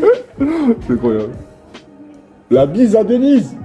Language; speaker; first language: French; native; French